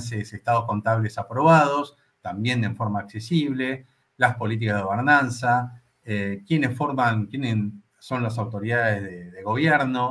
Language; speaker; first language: Spanish; native; Spanish